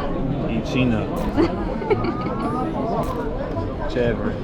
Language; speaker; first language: Spanish; non-native, learner; English